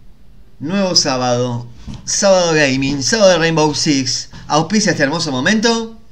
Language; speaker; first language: Spanish; native; Spanish